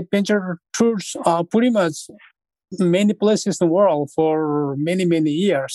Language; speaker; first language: English; non-native, fluent; Sherpa